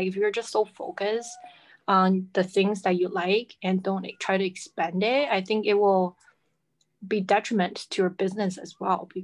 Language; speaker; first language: English; non-native, fluent; Chinese